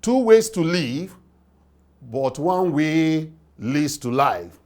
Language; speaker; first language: English; non-native, local second language; Yoruba